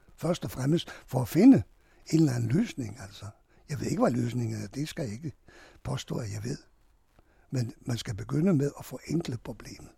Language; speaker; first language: Danish; non-native, fluent; Hungarian